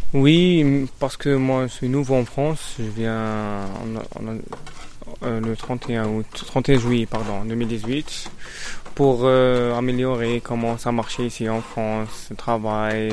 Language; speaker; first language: French; non-native, learner; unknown